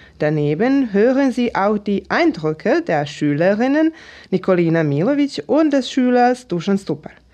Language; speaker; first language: German; non-native, fluent; Serbian